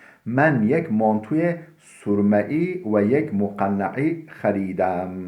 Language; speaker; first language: Persian; non-native, fluent; Turkish